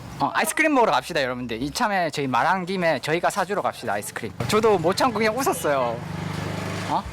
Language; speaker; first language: Korean; non-native, fluent; Thai